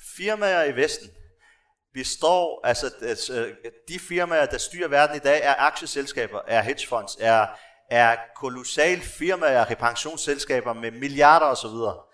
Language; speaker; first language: Danish; non-native, local second language; Arabic